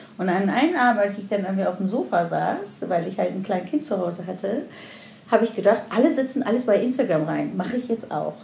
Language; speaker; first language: German; non-native, fluent; Persian